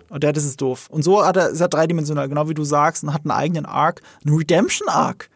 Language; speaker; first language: German; native; German